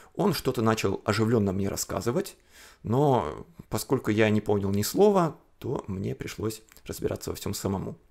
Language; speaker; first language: Russian; non-native, fluent; Chinese